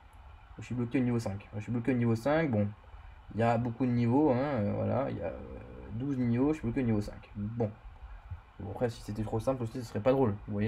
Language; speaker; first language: French; native; French